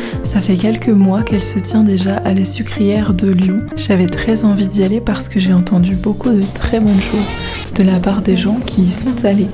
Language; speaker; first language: French; native; French